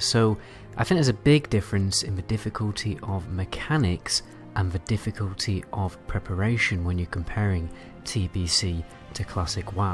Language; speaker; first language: English; native; English